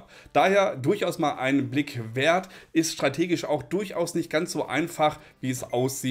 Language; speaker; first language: German; native; German